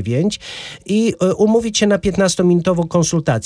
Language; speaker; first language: Polish; native; Polish